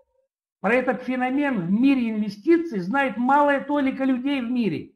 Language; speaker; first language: Russian; native; Russian